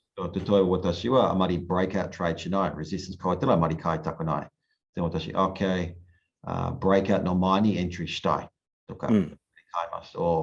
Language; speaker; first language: Japanese; non-native, learner; English